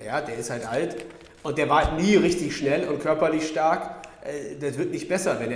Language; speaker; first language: German; native; German